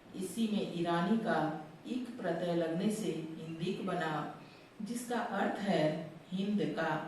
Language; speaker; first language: Hindi; native; Hindi